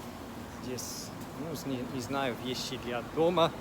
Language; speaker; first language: Russian; non-native, fluent; English